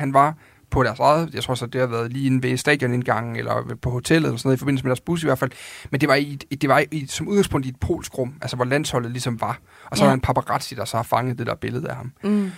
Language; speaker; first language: Danish; native; Danish